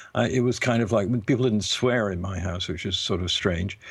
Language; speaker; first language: English; native; English